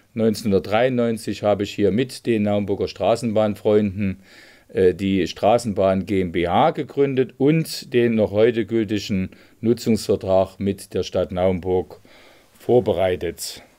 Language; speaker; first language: German; native; German